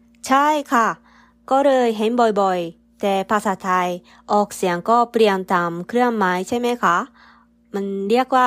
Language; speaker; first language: Thai; non-native, fluent; Japanese